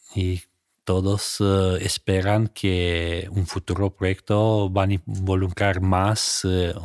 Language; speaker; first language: Spanish; non-native, fluent; Romanian